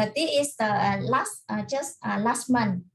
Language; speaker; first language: English; non-native, learner; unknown